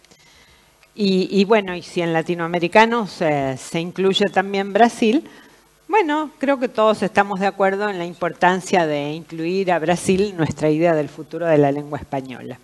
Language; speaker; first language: Spanish; native; Spanish